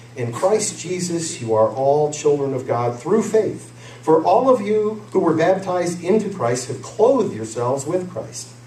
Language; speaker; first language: English; native; English